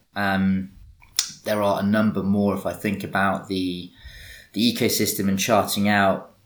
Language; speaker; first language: English; native; English